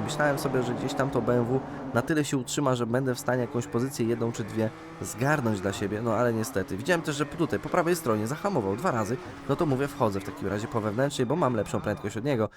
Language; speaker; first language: Polish; native; Polish